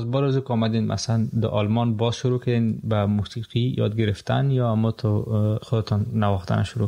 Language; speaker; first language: Persian; native; Persian